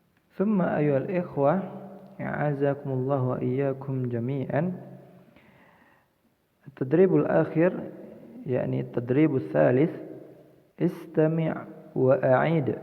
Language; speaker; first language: Arabic; non-native, fluent; Indonesian